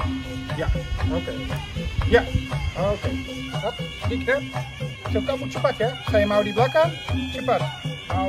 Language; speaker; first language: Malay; non-native, learner; Dutch